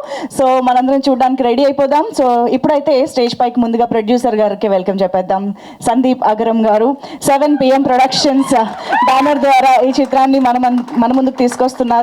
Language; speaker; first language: Telugu; native; Telugu